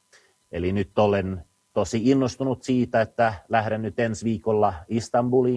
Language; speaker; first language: Finnish; early bilingual, heritage; Finnish